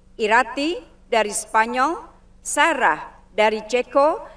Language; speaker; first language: Indonesian; native; Indonesian